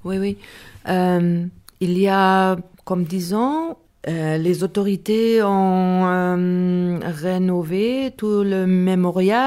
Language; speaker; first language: French; non-native, learner; Spanish